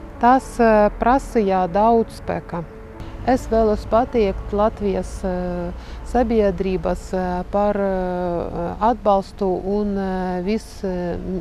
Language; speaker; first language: Latvian; non-native, learner; Ukrainian